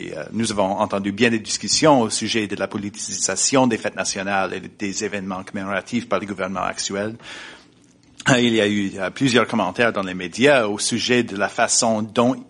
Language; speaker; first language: French; non-native, fluent; English